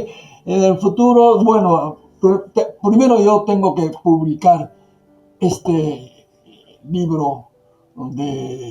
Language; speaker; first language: Spanish; non-native, fluent; Japanese